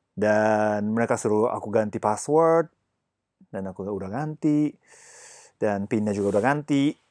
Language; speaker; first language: Indonesian; non-native, fluent; Japanese